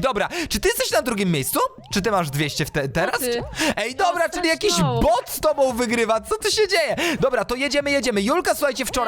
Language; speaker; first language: Polish; native; Polish